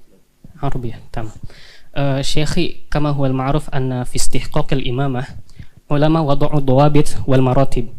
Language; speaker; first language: Arabic; non-native, fluent; Indonesian